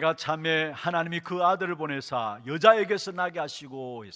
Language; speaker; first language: Korean; native; Korean